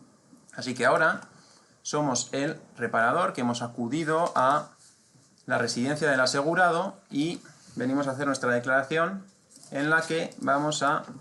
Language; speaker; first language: Spanish; native; Spanish